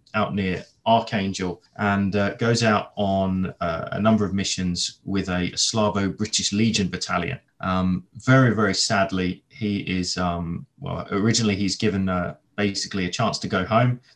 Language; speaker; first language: English; native; English